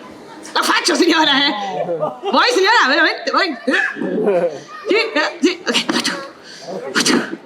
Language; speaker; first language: Italian; non-native, learner; Spanish